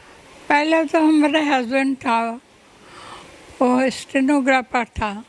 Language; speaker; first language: Hindi; non-native, local second language; Bangla